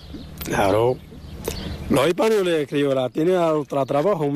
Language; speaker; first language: Spanish; non-native, learner; Arabic